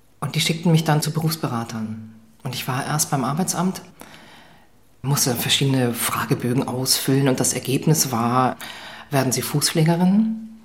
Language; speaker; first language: German; native; German